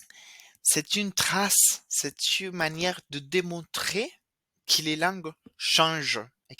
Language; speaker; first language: French; non-native, fluent; Spanish